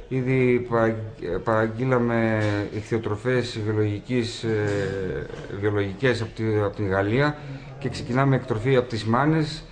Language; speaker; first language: Greek; native; Greek